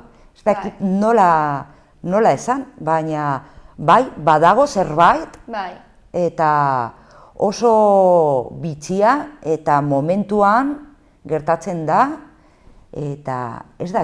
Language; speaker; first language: Basque; non-native, local second language; Spanish